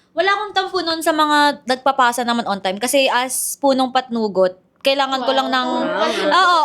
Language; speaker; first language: Filipino; native; Filipino